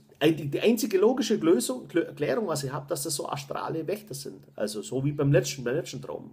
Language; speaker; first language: German; native; German